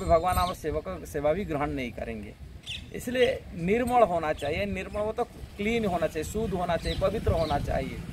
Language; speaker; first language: Hindi; non-native, local second language; Odia